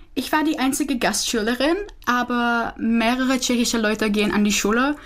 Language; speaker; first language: German; non-native, fluent; Czech